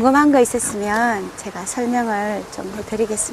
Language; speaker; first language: Korean; native; Korean